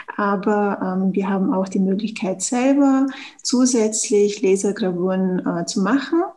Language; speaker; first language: German; native; German